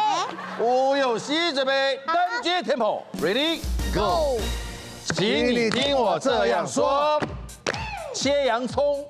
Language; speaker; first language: Chinese; native; Chinese